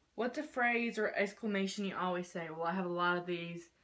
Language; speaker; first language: English; native; English